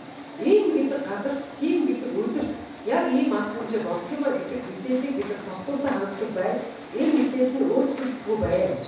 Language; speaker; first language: Mongolian; native; Mongolian